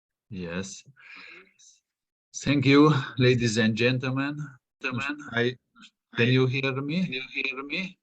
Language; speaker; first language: English; non-native, fluent; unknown